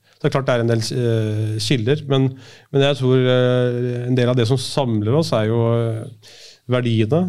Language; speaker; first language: Norwegian; early bilingual, other home language; Urdu